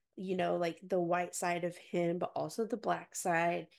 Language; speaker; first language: English; native; English